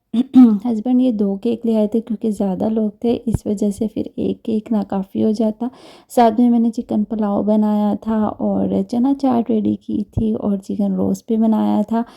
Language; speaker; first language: Urdu; native; Urdu